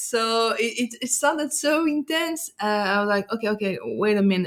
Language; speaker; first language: English; non-native, fluent; French